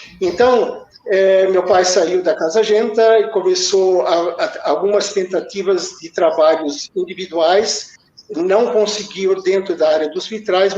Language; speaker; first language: Portuguese; early bilingual, other home language; German